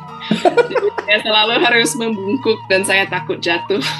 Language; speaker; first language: Indonesian; non-native, fluent; English